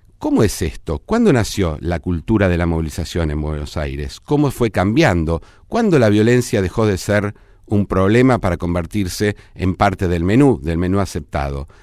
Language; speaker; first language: Spanish; native; Spanish